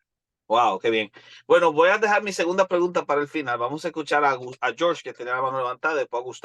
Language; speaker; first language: Spanish; native; Spanish